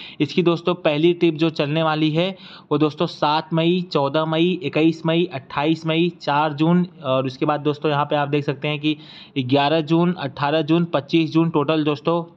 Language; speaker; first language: Hindi; native; Hindi